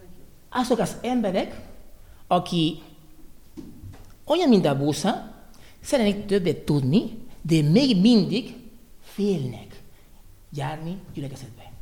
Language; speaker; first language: Hungarian; non-native, learner; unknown